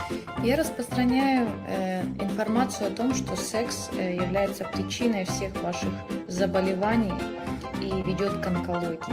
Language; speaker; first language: Russian; native; Russian